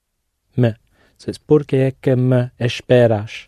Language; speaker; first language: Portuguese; non-native, learner; English